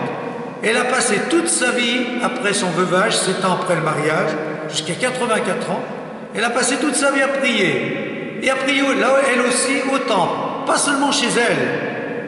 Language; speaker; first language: French; native; French